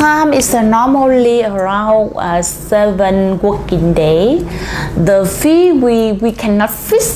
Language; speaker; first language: English; non-native, learner; Vietnamese